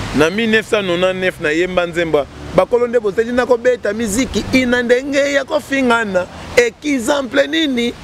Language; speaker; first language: Lingala; native; Lingala